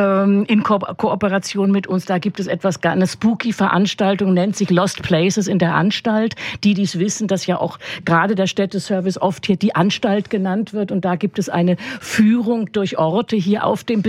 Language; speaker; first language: German; native; German